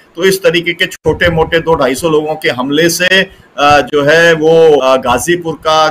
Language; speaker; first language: Hindi; native; Hindi